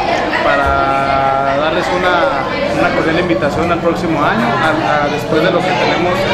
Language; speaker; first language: Spanish; native; Spanish